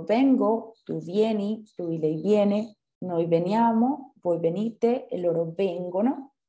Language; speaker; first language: Italian; non-native, fluent; Spanish